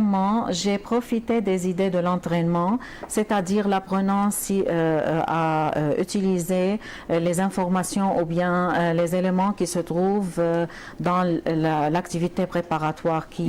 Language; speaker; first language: French; non-native, fluent; Arabic